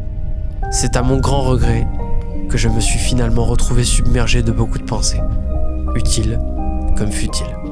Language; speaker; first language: French; native; French